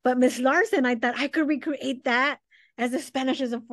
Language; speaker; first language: English; early bilingual, other home language; Spanish